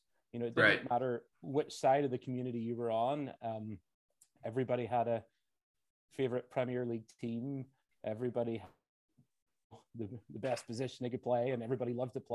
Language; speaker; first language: English; native; English